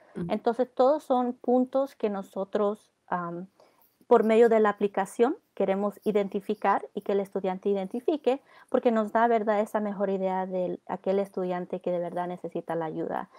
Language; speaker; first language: Spanish; early bilingual, heritage; Spanish